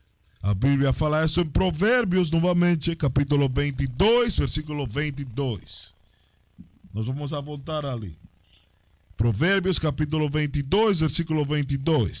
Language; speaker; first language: Portuguese; non-native, learner; Spanish